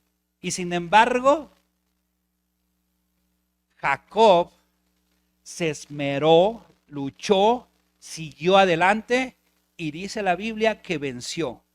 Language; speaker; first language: Spanish; native; Spanish